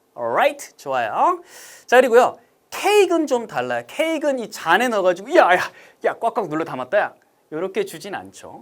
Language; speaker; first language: Korean; native; Korean